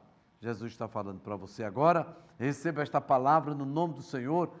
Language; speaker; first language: Portuguese; native; Portuguese